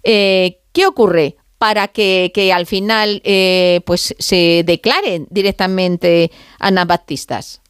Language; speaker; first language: Spanish; native; Spanish